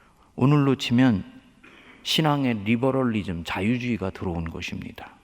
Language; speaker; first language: Korean; native; Korean